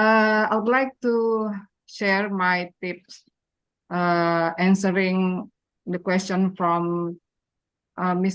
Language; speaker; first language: English; non-native, learner; Indonesian